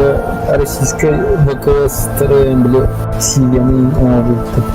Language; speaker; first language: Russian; non-native, local second language; Yakut